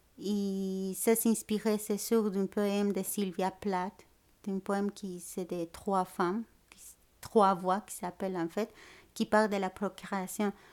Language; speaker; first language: French; non-native, fluent; Spanish